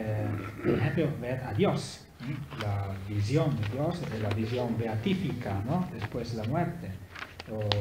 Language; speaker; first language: Spanish; non-native, learner; Italian